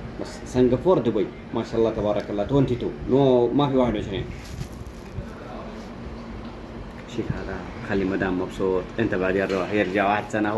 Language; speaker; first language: Arabic; non-native, learner; Bangla